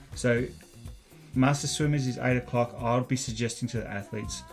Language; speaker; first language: English; native; English